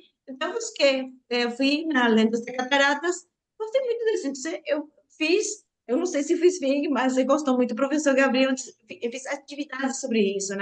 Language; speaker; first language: Portuguese; non-native, learner; Spanish